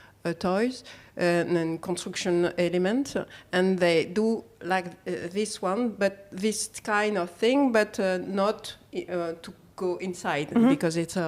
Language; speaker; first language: English; non-native, learner; French